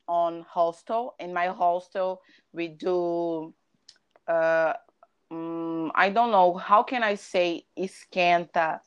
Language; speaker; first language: English; non-native, learner; Portuguese